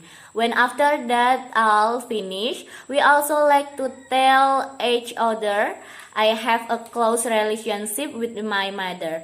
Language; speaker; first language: English; non-native, learner; Indonesian